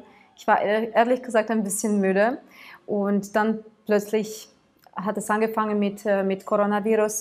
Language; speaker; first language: German; non-native, fluent; Tatar